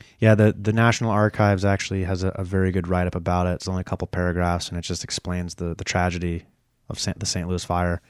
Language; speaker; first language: English; native; English